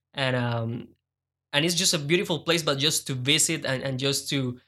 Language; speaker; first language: English; non-native, fluent; Spanish